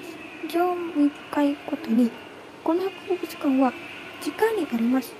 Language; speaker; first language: Japanese; non-native, learner; Indonesian